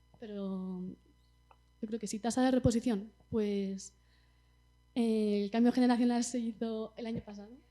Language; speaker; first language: Spanish; native; Spanish